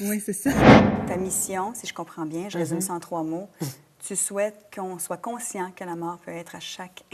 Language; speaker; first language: French; native; French